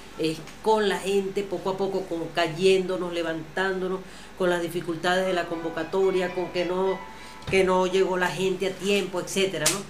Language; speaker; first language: Spanish; native; Spanish